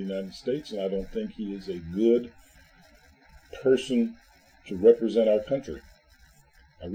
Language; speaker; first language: English; native; English